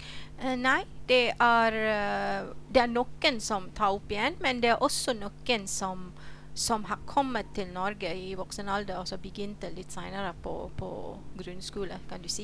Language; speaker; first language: Norwegian; non-native, fluent; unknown